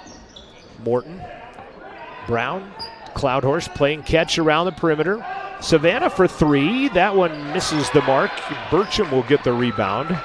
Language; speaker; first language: English; native; English